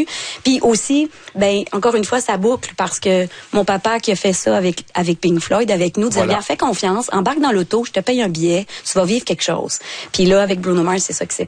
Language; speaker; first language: French; native; French